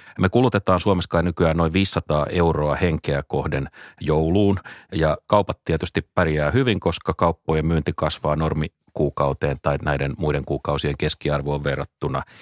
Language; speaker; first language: Finnish; native; Finnish